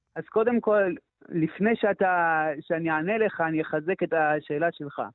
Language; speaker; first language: Hebrew; non-native, fluent; French